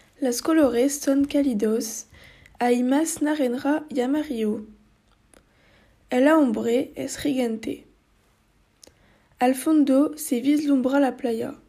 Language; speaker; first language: Spanish; non-native, learner; French